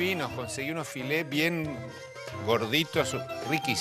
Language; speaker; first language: Spanish; native; Spanish